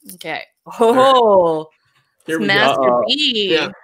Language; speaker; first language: English; native; English